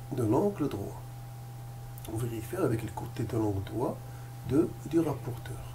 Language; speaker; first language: French; non-native, local second language; Arabic